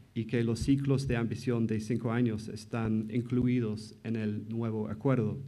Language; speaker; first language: Spanish; non-native, fluent; English